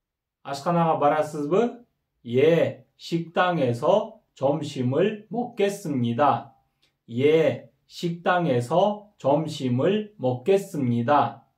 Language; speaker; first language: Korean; non-native, fluent; Kyrgyz